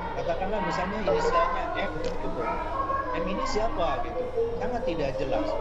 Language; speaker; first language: Indonesian; non-native, local second language; Sundanese